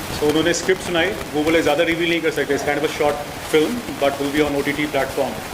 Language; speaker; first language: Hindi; native; Hindi